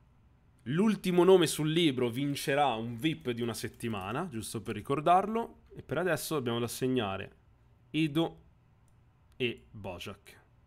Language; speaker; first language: Italian; native; Italian